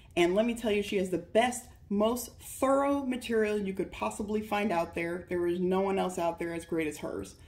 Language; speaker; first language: English; native; English